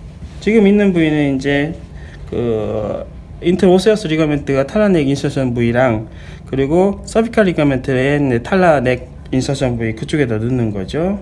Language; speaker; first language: Korean; native; Korean